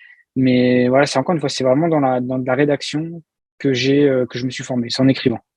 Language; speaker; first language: French; native; French